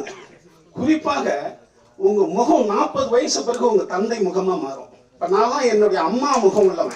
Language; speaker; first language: Tamil; native; Tamil